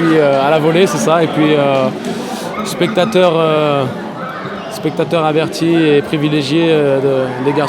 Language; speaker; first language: French; native; French